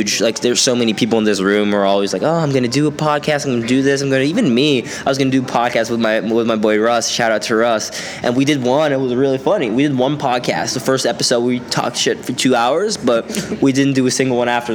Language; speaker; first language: English; non-native, fluent; Swedish